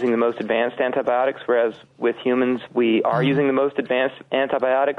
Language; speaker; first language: English; native; English